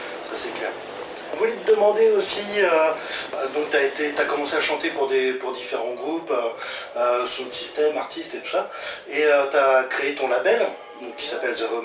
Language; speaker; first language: French; native; French